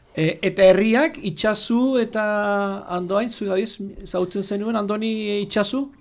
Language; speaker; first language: Basque; native; Basque